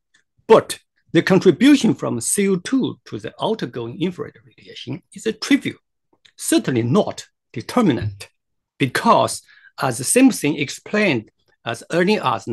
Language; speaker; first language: English; non-native, fluent; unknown